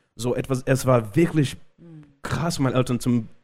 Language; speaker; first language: German; non-native, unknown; Shona